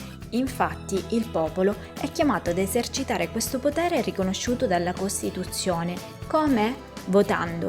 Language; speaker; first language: Italian; native; Italian